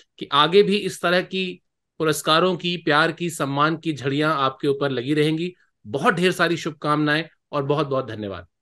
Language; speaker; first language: Hindi; native; Hindi